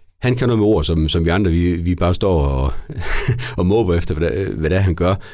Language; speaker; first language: Danish; native; Danish